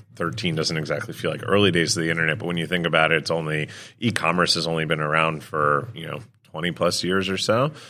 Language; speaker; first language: English; native; English